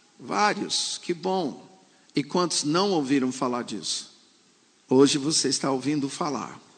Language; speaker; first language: Portuguese; non-native, fluent; English